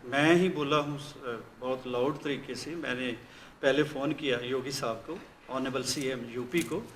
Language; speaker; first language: Hindi; non-native, local second language; Punjabi